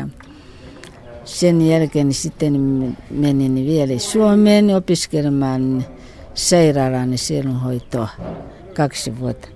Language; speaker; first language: Finnish; non-native, fluent; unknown